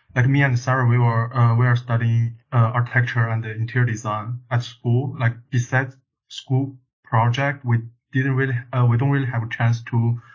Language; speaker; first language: English; non-native, learner; Chinese